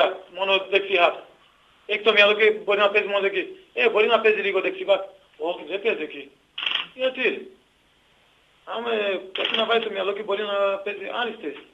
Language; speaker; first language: Greek; non-native, learner; Portuguese